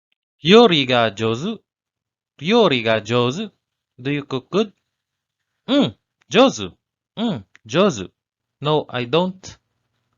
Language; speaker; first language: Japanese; non-native, learner; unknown